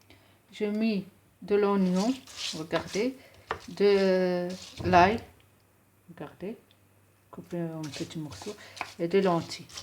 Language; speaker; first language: French; non-native, local second language; Arabic